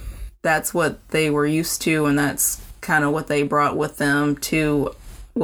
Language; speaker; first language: English; native; English